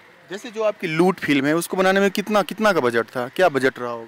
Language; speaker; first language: Hindi; native; Hindi